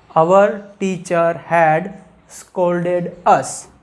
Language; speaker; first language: English; non-native, local second language; Gujarati